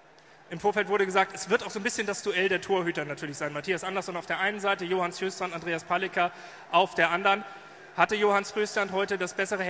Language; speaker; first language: German; native; German